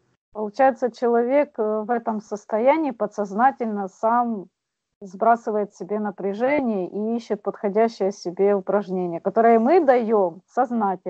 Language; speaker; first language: Russian; native; Russian